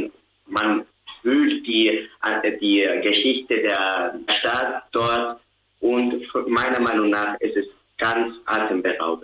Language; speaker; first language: German; non-native, fluent; Spanish